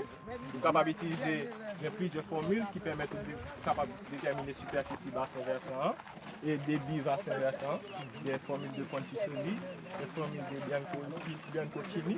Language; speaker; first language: French; non-native, local second language; Haitian Creole